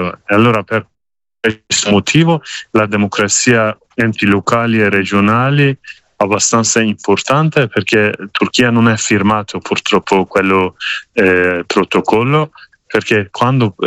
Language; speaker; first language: Italian; non-native, learner; Kurdish